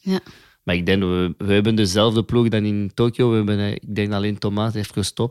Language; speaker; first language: Dutch; non-native, local second language; French